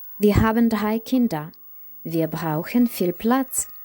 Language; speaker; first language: German; non-native, fluent; Ukrainian